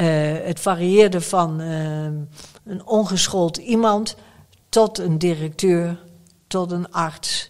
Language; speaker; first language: Dutch; native; Dutch